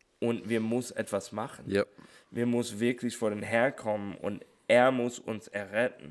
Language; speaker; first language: German; non-native, fluent; English